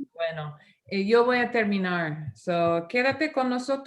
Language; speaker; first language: Spanish; non-native, fluent; English